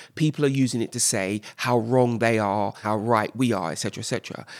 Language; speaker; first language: English; native; English